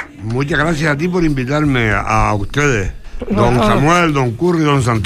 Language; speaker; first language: Spanish; native; Spanish